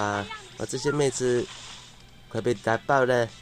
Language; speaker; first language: Chinese; native; Chinese